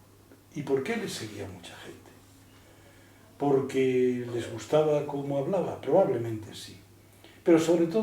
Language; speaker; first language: Spanish; native; Spanish